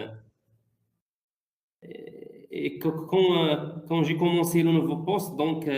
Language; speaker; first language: French; non-native, learner; Arabic